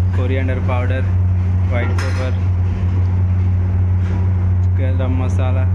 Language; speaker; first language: Hindi; native; Hindi